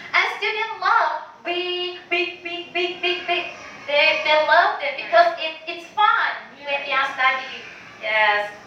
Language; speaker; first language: English; non-native, learner; Thai